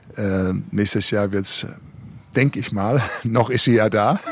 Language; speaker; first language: German; native; German